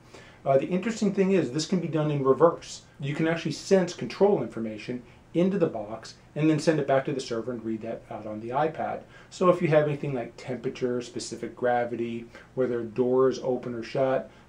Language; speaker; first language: English; native; English